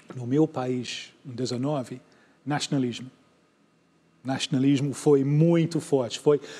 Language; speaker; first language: Portuguese; non-native, fluent; English